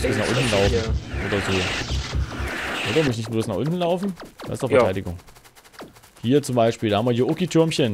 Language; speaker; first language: German; native; German